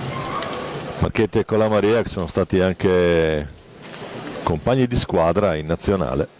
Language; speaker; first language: Italian; native; Italian